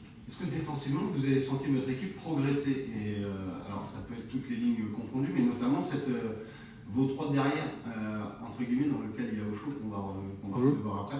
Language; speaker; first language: French; native; French